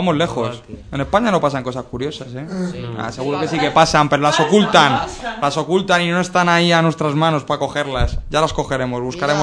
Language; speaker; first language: Spanish; native; Spanish